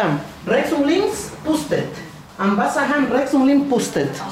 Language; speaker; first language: German; non-native, learner; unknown